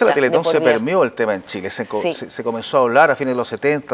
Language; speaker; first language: Spanish; native; Spanish